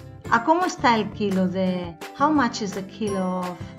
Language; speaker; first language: Spanish; native; Spanish